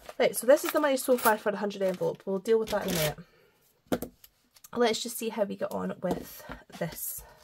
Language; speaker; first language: English; native; English